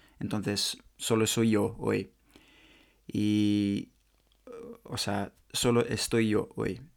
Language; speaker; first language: Spanish; non-native, learner; English